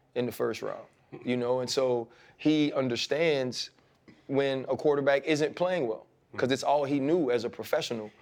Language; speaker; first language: English; native; English